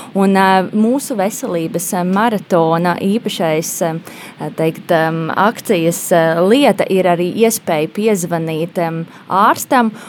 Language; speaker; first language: Latvian; native; Latvian